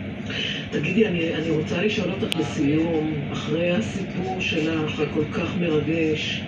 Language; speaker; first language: Hebrew; native; Hebrew